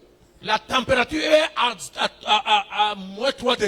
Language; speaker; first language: French; non-native, local second language; Lingala